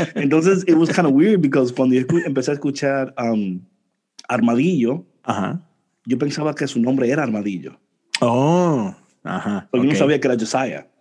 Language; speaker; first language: Spanish; early bilingual, heritage; Spanish